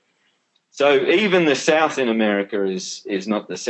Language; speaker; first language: English; native; English